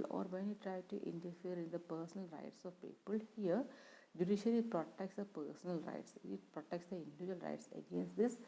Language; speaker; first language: English; non-native, local second language; Malayalam